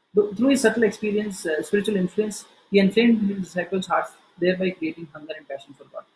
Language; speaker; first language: English; non-native, local second language; Hindi